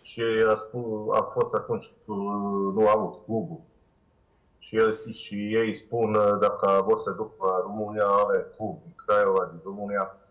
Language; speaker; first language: Romanian; non-native, learner; Bosnian